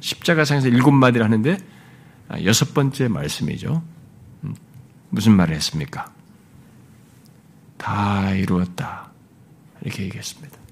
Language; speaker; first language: Korean; native; Korean